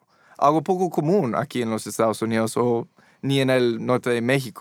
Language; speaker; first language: Spanish; non-native, fluent; English